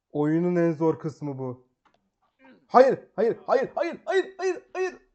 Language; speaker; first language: Turkish; native; Turkish